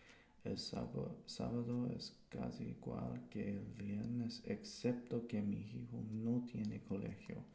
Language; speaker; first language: Spanish; non-native, learner; English